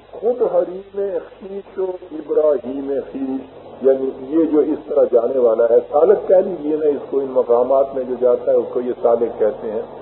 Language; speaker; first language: Urdu; native; Urdu